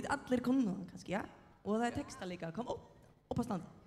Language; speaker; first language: Icelandic; non-native, learner; Faroese